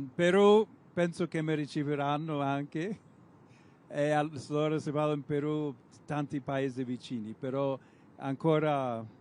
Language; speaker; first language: Italian; non-native, fluent; English